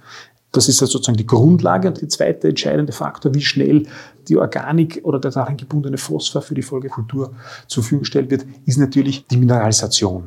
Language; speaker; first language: German; native; German